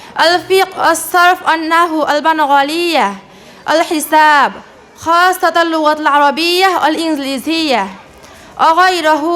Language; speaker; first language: Arabic; non-native, learner; Bangla